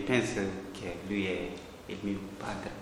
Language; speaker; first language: Italian; non-native, learner; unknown